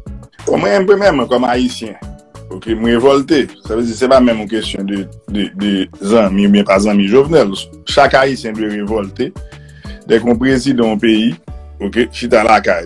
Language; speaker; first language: French; non-native, local second language; Haitian Creole